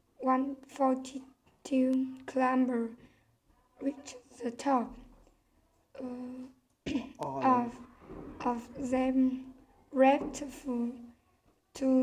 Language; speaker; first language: English; non-native, learner; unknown